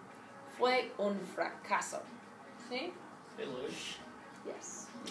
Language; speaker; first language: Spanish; non-native, learner; English